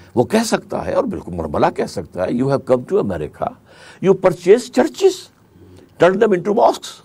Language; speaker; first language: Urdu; native; Urdu